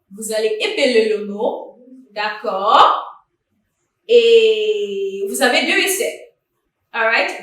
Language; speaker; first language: French; non-native, fluent; English